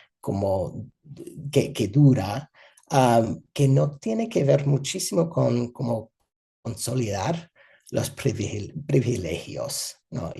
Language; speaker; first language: Spanish; non-native, fluent; English